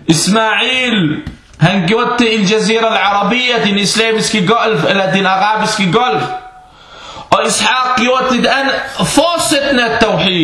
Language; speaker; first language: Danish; non-native, fluent; Arabic